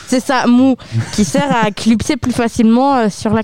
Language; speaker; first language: French; native; French